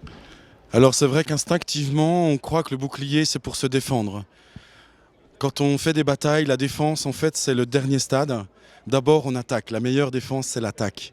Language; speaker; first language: French; native; French